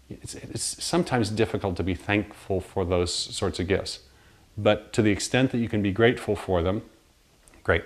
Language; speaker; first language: English; native; English